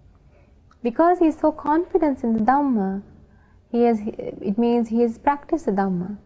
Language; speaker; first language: English; non-native, local second language; Sinhala